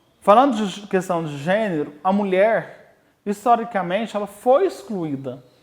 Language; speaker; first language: Portuguese; native; Portuguese